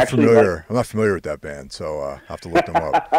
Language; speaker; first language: English; native; English